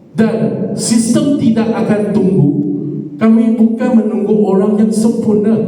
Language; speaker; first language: Malay; non-native, local second language; Chinese